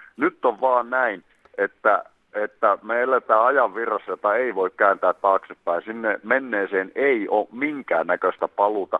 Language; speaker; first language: Finnish; native; Finnish